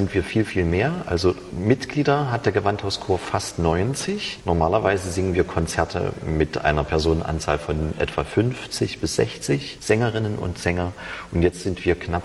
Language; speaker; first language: German; native; German